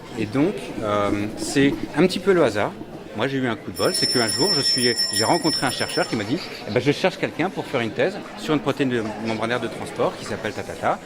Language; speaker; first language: French; native; French